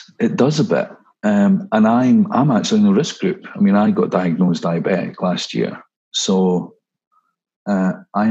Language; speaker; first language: English; native; English